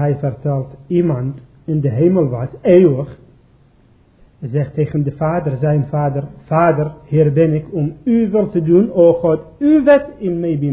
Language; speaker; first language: Dutch; non-native, learner; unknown